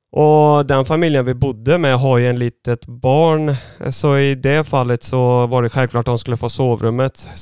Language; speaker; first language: Swedish; early bilingual, other home language; Bosnian